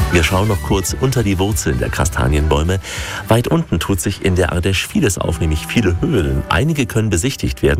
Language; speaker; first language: German; native; German